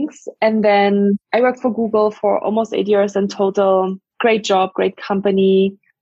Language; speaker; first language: English; non-native, fluent; German